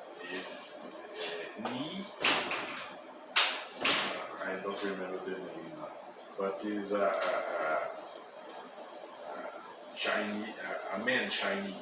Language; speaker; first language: English; non-native, learner; Portuguese